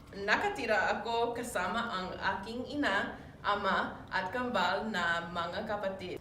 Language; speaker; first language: Filipino; early bilingual, heritage; English